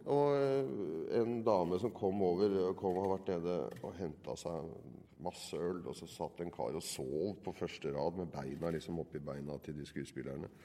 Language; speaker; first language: Norwegian; native; Norwegian